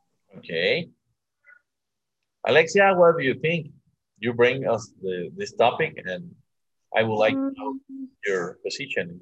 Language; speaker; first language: English; non-native, learner; Spanish